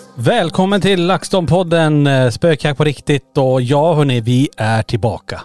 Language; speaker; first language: Swedish; native; Swedish